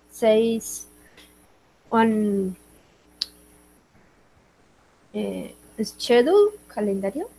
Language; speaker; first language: English; non-native, learner; Spanish